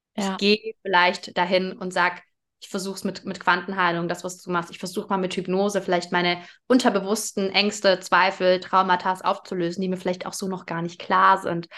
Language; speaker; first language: German; early bilingual, other home language; Russian